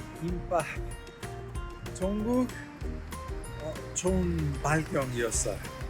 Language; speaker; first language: Korean; non-native, learner; Italian